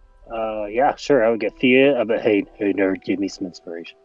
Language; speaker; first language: English; native; English